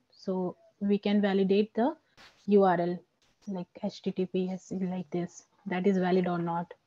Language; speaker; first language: English; non-native, local second language; Hindi